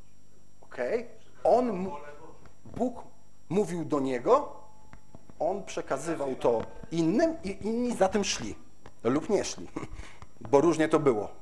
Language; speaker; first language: Polish; native; Polish